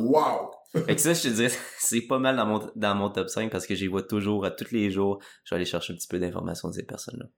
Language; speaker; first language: French; native; French